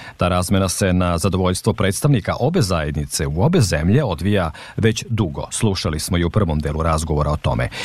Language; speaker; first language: Serbian; native; Serbian